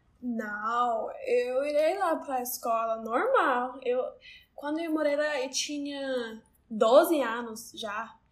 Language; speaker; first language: Portuguese; non-native, learner; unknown